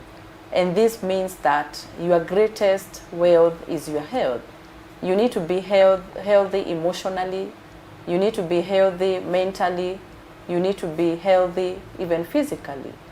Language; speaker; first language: English; non-native, local second language; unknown